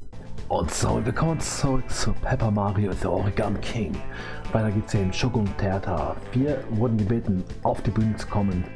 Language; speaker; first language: German; native; German